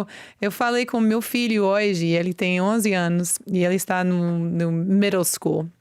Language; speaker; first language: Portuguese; non-native, learner; English